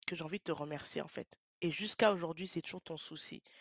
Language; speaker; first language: French; native; French